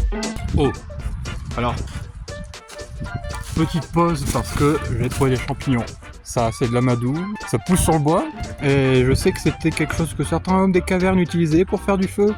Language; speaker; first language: French; native; French